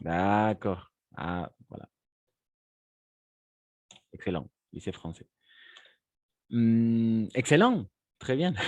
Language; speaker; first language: French; non-native, fluent; Spanish